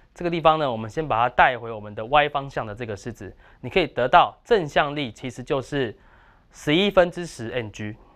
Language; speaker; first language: Chinese; native; Chinese